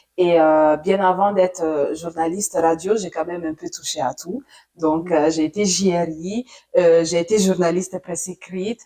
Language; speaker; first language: French; non-native, fluent; Italian